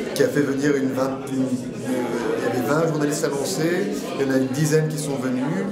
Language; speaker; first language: French; non-native, fluent; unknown